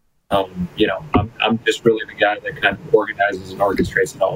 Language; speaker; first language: English; early bilingual, other home language; Spanish